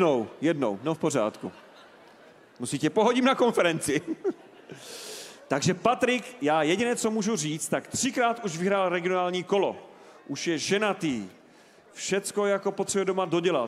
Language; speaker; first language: Czech; native; Czech